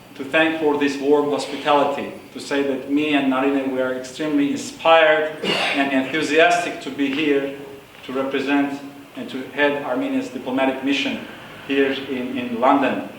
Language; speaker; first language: English; non-native, fluent; Armenian